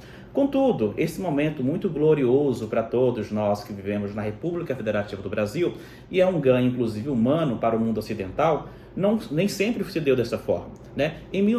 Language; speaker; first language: Portuguese; native; Portuguese